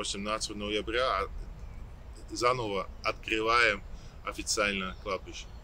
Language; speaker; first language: Russian; non-native, fluent; Dutch